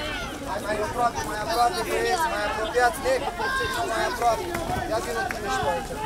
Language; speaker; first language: Romanian; native; Romanian